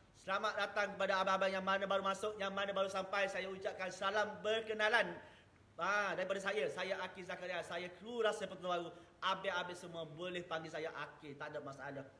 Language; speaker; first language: Malay; native; Malay